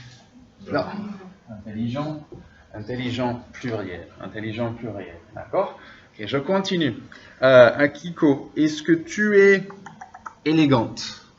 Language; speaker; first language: French; non-native, fluent; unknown